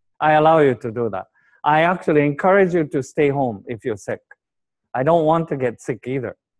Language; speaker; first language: English; non-native, fluent; Japanese